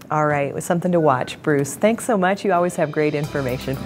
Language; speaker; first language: English; native; English